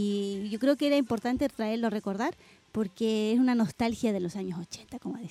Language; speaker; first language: Spanish; native; Spanish